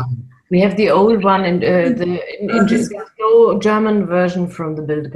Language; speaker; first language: English; non-native, learner; German